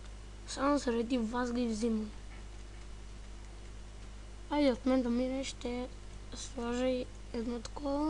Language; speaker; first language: Bulgarian; native; Bulgarian